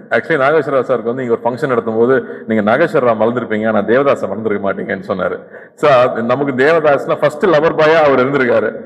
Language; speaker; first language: Tamil; native; Tamil